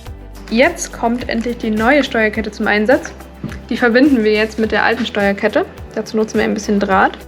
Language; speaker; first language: German; native; German